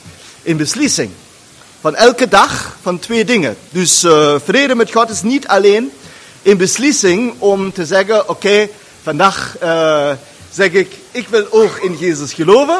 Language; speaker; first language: German; non-native, learner; Dutch